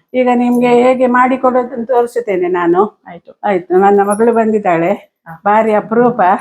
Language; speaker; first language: Kannada; native; Kannada